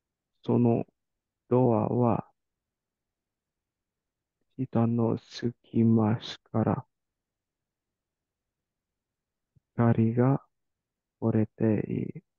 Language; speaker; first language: Japanese; non-native, learner; English